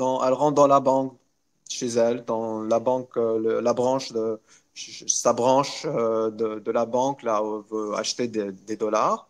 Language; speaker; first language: French; non-native, local second language; Arabic